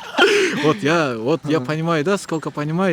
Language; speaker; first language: Russian; non-native, local second language; Kyrgyz